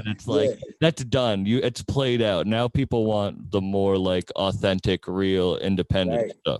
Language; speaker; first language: English; native; English